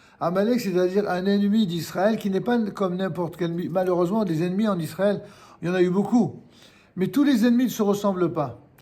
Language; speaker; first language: French; native; French